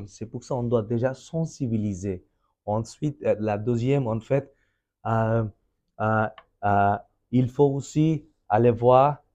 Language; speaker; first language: French; non-native, fluent; Bangla